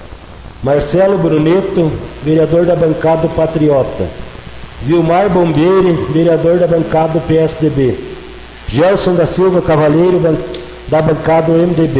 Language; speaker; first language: Portuguese; native; Portuguese